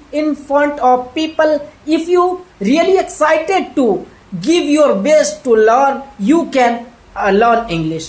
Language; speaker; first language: English; non-native, learner; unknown